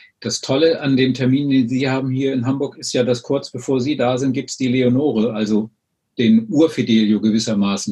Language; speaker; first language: German; native; German